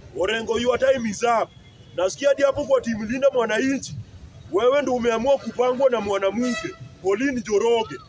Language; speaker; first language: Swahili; native; Swahili